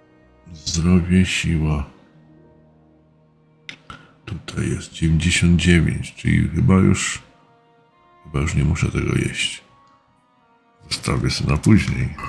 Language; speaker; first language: Polish; native; Polish